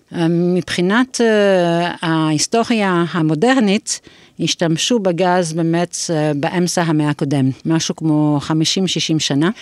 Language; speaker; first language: Hebrew; non-native, fluent; English